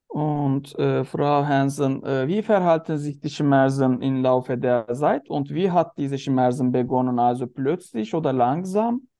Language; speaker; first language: German; non-native, learner; Turkish